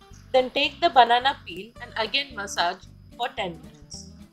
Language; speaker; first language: English; non-native, local second language; Tamil